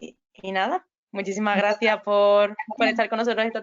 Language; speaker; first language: Spanish; native; Spanish